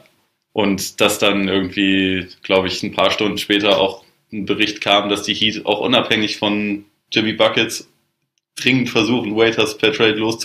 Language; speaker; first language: German; native; German